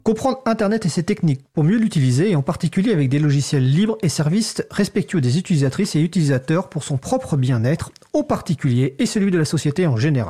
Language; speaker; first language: French; native; French